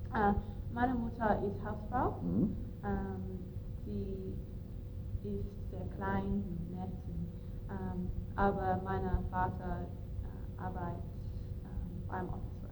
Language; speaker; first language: German; non-native, learner; English